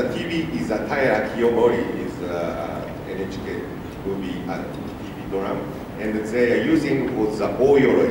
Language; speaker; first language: English; non-native, learner; Japanese